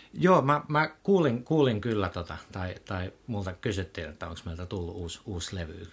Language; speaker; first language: Finnish; native; Finnish